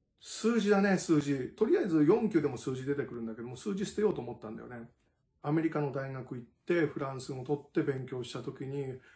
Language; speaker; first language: Japanese; native; Japanese